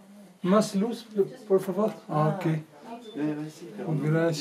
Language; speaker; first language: Spanish; non-native, learner; Central Atlas Tamazight